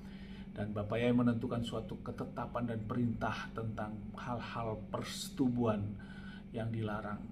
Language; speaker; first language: Indonesian; native; Indonesian